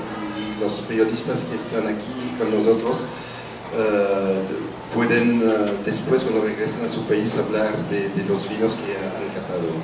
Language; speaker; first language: Spanish; non-native, fluent; French